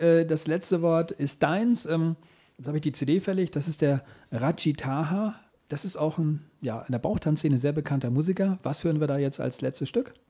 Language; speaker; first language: German; native; German